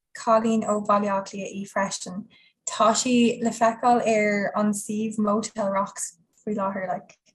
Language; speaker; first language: Irish; non-native, local second language; English